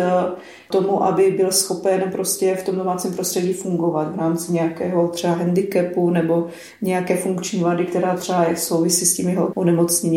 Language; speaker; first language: Czech; native; Czech